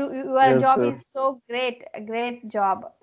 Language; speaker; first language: English; non-native, learner; Telugu